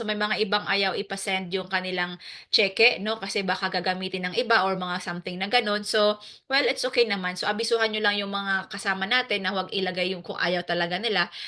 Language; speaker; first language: Filipino; native; Filipino